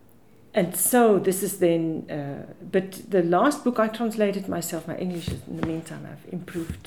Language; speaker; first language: English; non-native, local second language; Afrikaans